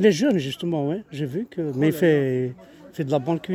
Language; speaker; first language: French; non-native, local second language; Arabic